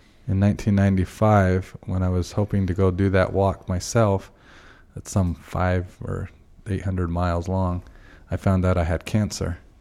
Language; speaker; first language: English; native; English